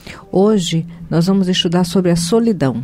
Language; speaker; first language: Portuguese; native; Portuguese